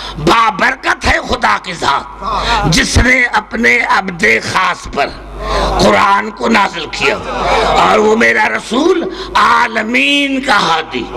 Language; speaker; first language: Urdu; non-native, local second language; Sindhi